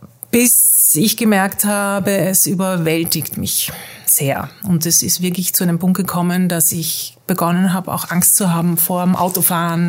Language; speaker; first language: German; early bilingual, heritage; German